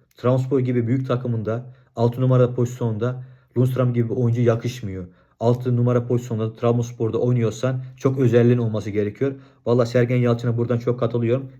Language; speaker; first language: Turkish; non-native, fluent; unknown